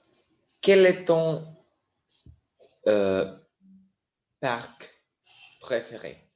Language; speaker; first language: French; non-native, learner; Spanish